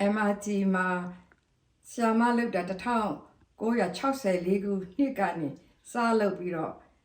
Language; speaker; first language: Burmese; non-native, local second language; S'gaw Karen